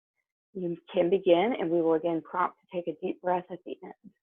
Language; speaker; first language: English; native; English